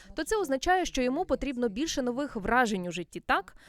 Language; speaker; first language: Ukrainian; native; Ukrainian